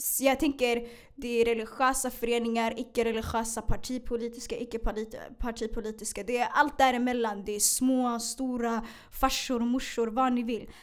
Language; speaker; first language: Swedish; early bilingual, other home language; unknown